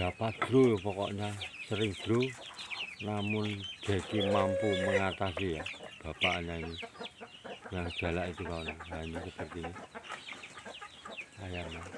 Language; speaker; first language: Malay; non-native, local second language; Javanese